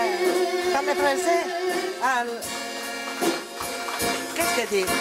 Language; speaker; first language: French; non-native, learner; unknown